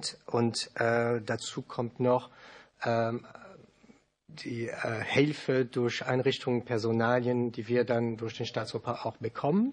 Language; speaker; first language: German; non-native, learner; French